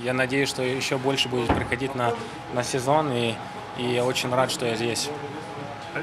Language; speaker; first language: Russian; early bilingual, heritage; English